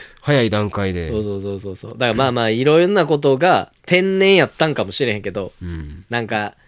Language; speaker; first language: Japanese; native; Japanese